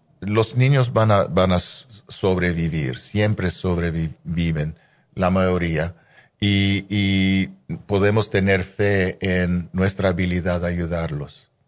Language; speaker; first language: Spanish; non-native, fluent; English